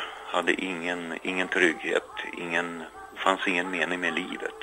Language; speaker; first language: Swedish; native; Swedish